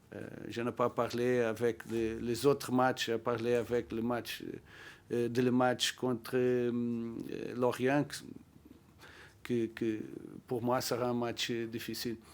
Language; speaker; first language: French; non-native, learner; Portuguese